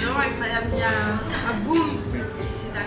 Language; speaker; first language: French; non-native, local second language; Japanese